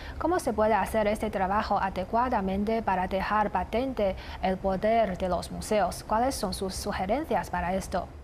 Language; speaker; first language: Spanish; non-native, fluent; Chinese